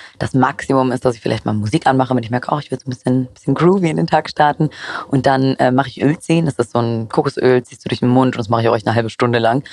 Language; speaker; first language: German; early bilingual, other home language; Greek